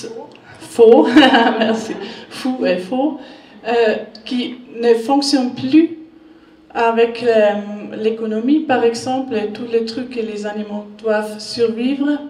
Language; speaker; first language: French; non-native, learner; German